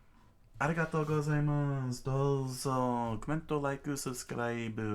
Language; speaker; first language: Japanese; non-native, learner; English